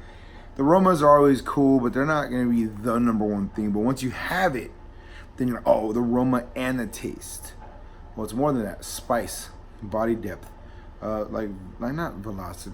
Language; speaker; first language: English; native; English